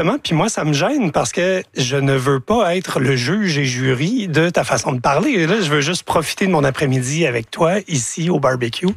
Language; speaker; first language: French; native; French